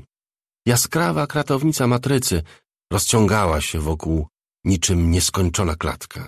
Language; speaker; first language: Polish; native; Polish